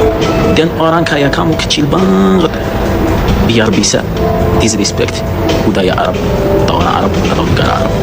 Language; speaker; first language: Indonesian; non-native, fluent; Arabic